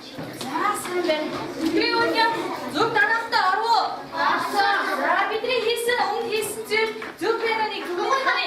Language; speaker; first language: Mongolian; native; Mongolian